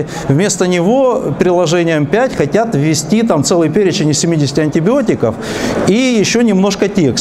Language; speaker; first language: Russian; native; Russian